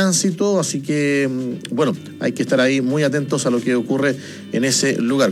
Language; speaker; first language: Spanish; native; Spanish